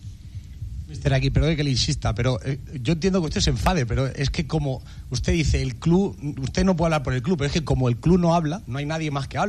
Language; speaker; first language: Spanish; native; Spanish